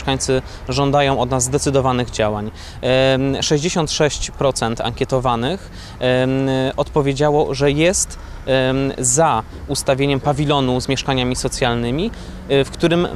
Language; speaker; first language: Polish; native; Polish